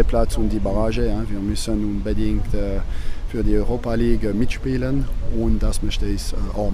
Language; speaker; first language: German; non-native, fluent; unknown